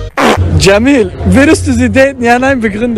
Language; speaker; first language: German; native; German